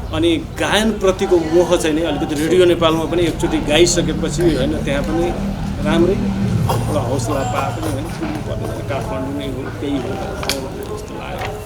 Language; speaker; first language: Nepali; non-native, local second language; Maithili